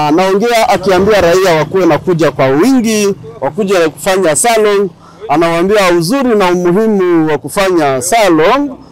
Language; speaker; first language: Swahili; non-native, local second language; Kinyarwanda